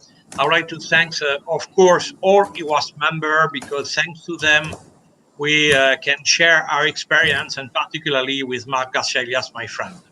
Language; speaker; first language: English; non-native, fluent; French